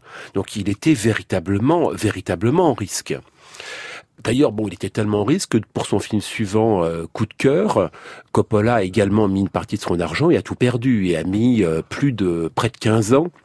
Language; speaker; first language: French; native; French